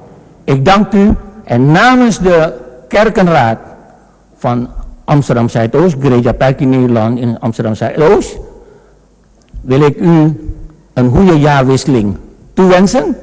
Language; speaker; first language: Dutch; non-native, fluent; Indonesian